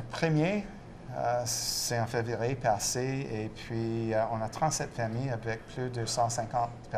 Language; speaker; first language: French; non-native, local second language; English